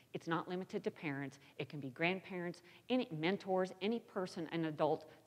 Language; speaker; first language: English; native; English